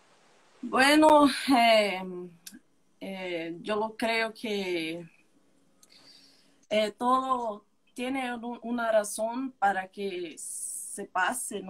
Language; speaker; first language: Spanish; non-native, learner; Portuguese